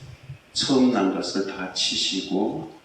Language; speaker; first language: Korean; native; Korean